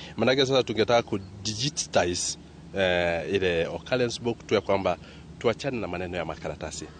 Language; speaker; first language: Swahili; non-native, local second language; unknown